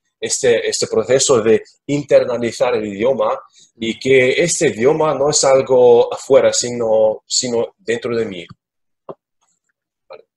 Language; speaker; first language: Spanish; non-native, learner; German